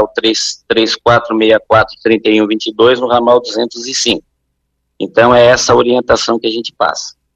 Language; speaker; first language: Portuguese; native; Portuguese